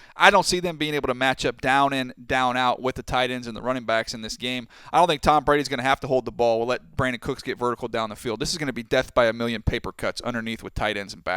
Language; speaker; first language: English; native; English